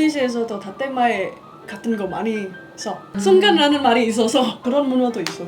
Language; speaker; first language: Korean; non-native, learner; Indonesian